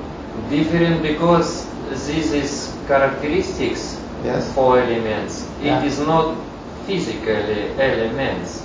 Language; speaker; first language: English; non-native, learner; Russian